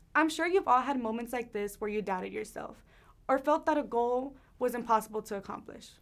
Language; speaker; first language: English; early bilingual, other home language; Spanish